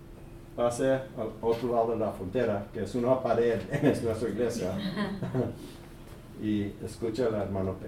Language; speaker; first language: Spanish; early bilingual, heritage; English